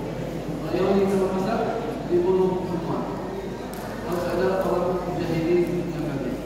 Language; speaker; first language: Indonesian; non-native, learner; Arabic